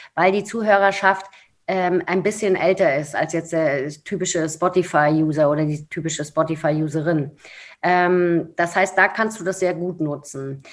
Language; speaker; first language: German; native; German